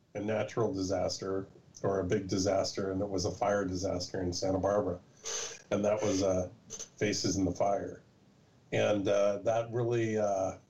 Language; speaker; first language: English; native; English